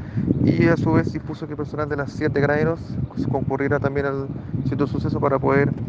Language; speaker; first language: Spanish; native; Spanish